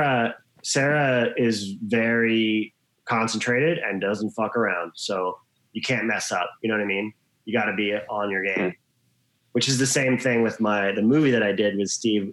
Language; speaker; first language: English; native; English